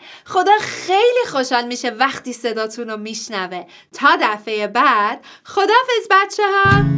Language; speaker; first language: Persian; native; Persian